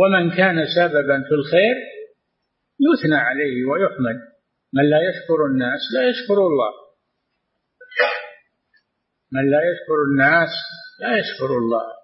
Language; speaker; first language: Arabic; native; Arabic